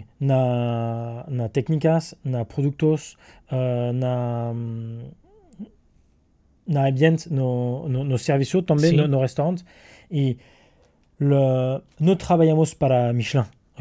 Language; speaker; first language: Portuguese; non-native, learner; French